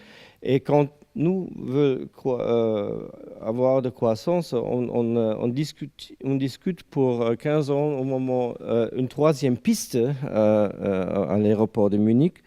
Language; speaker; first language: French; non-native, learner; German